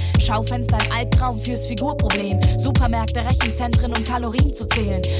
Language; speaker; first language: German; native; German